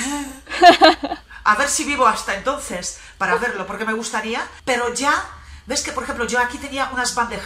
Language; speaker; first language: Spanish; non-native, fluent; Polish